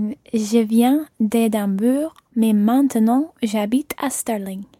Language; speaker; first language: French; non-native, learner; English